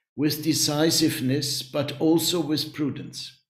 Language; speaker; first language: English; non-native, fluent; German